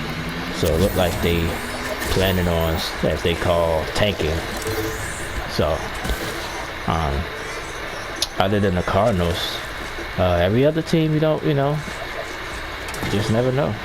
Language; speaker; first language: English; native; English